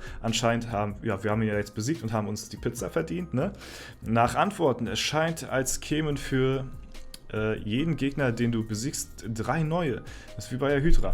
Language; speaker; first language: German; native; German